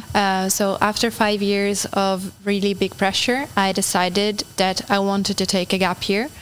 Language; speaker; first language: English; non-native, fluent; Italian